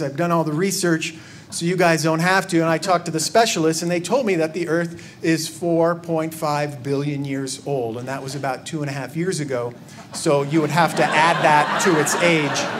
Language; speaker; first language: English; native; English